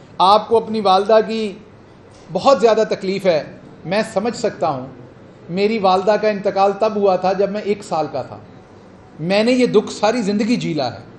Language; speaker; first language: Urdu; non-native, local second language; Punjabi